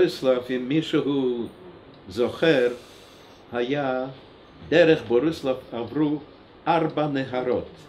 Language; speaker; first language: Hebrew; non-native, fluent; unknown